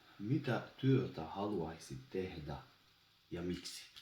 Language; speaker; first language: Finnish; non-native, learner; Albanian